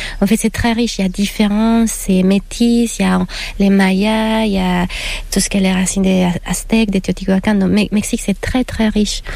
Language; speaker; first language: French; non-native, fluent; Spanish